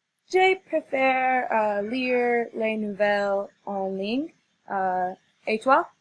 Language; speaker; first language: French; non-native, learner; English